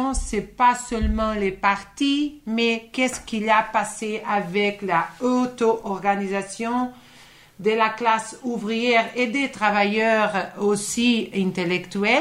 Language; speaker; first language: French; non-native, fluent; Portuguese